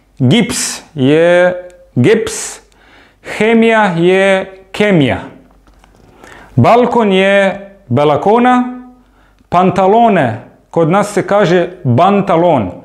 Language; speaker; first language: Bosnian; non-native, fluent; Arabic